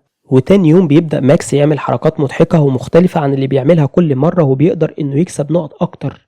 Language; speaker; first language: Arabic; native; Arabic